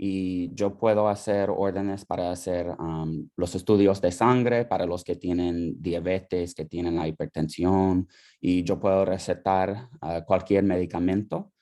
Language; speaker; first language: Spanish; non-native, fluent; English